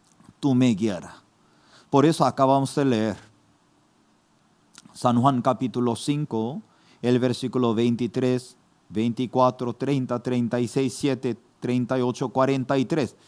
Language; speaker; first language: Spanish; non-native, fluent; Korean